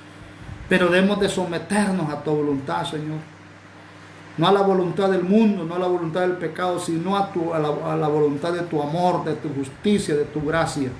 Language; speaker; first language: Spanish; native; Spanish